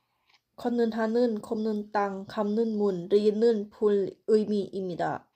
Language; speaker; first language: Korean; non-native, learner; Thai